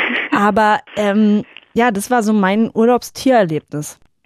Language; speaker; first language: German; native; German